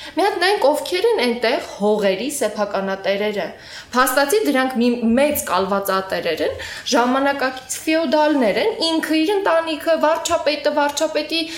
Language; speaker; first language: Armenian; native; Armenian